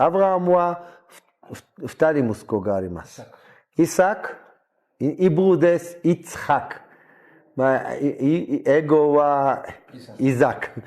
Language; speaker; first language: Japanese; non-native, learner; Hebrew